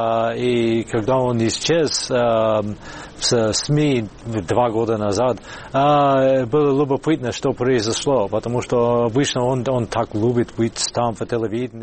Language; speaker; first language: Russian; non-native, fluent; English